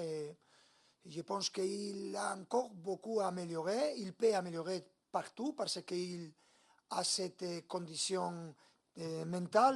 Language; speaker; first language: French; non-native, learner; Spanish